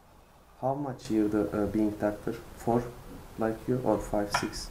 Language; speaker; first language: English; non-native, learner; Turkish